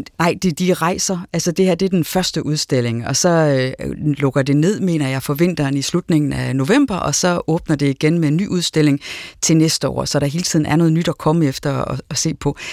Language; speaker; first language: Danish; native; Danish